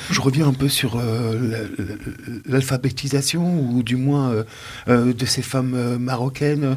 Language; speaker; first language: French; native; French